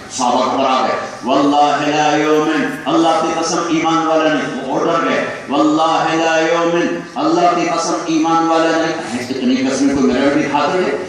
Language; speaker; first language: Urdu; non-native, local second language; Punjabi